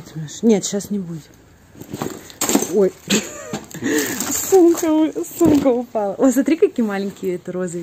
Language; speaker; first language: Russian; native; Russian